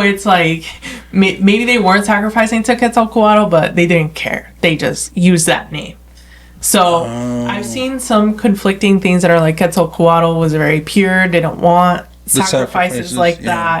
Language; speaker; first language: English; native; English